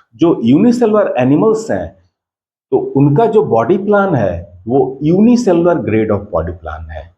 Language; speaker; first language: Hindi; native; Hindi